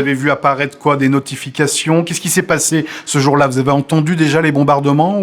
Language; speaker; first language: French; native; French